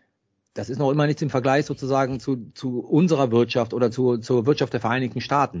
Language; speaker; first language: German; native; German